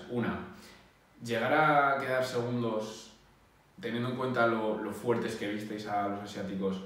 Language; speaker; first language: Spanish; native; Spanish